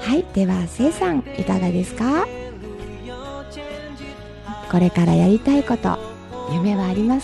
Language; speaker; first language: Japanese; native; Japanese